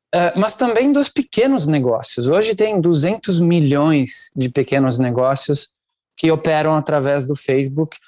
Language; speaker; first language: Portuguese; non-native, fluent; Italian